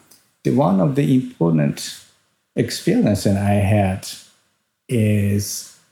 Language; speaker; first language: English; non-native, fluent; Japanese